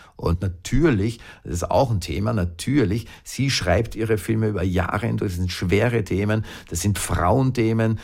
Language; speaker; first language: German; native; German